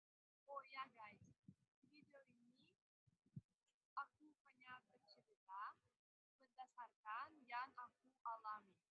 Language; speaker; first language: Indonesian; non-native, fluent; Russian